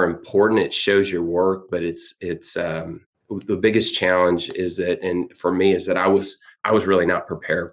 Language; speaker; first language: English; native; English